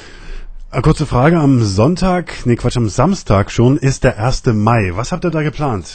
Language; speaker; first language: German; native; German